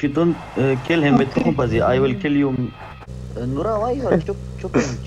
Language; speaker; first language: English; non-native, learner; Persian